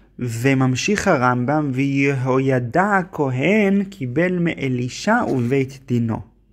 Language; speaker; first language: Hebrew; native; Hebrew